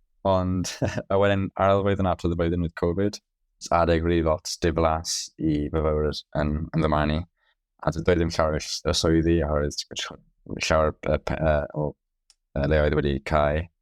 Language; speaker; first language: Welsh; non-native, local second language; English